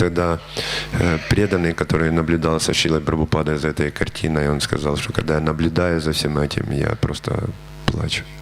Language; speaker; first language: Russian; native; Russian